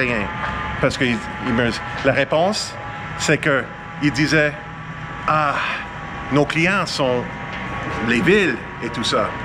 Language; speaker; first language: French; non-native, fluent; English